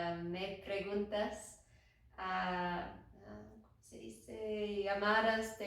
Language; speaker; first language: Spanish; non-native, learner; English